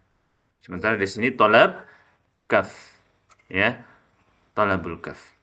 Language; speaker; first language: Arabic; non-native, fluent; Indonesian